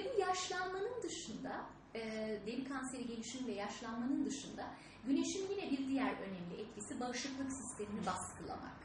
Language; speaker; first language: Turkish; native; Turkish